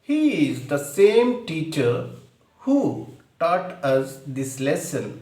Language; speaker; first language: English; non-native, local second language; Telugu